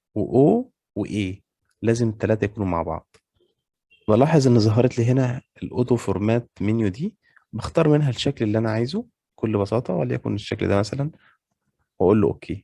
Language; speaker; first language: Arabic; native; Arabic